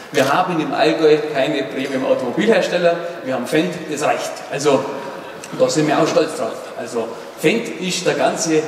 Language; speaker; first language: German; native; German